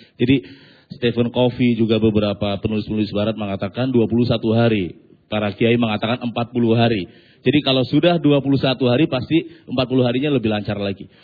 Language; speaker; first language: Indonesian; non-native, local second language; Javanese